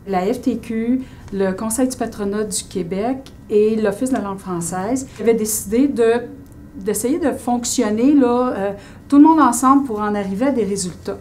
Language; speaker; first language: French; native; French